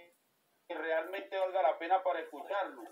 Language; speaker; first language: Spanish; native; Spanish